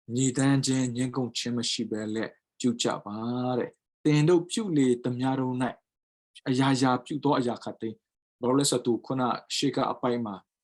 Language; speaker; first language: Burmese; non-native, local second language; Tedim Chin